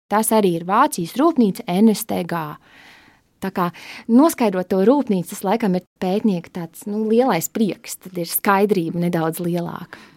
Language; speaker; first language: Latvian; native; Latvian